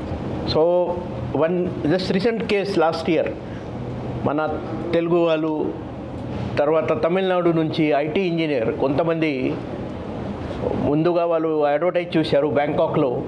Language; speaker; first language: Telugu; non-native, fluent; Marathi